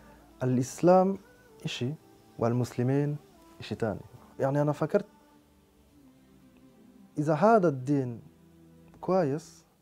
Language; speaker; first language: Arabic; non-native, fluent; French